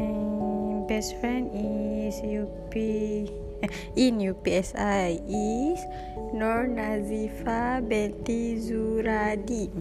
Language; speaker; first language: English; non-native, learner; Malay